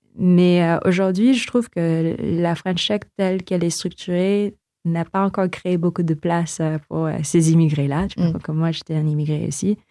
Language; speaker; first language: French; non-native, fluent; Filipino